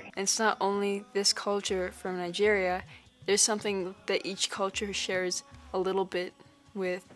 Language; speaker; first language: English; native; English